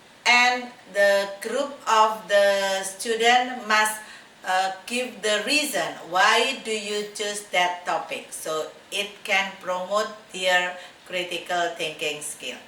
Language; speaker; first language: English; non-native, fluent; Indonesian